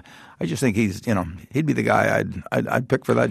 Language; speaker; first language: English; native; English